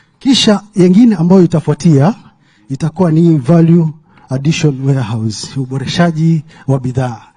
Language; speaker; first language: Swahili; native; Swahili